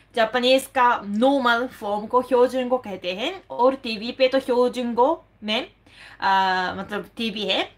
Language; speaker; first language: Hindi; non-native, fluent; Japanese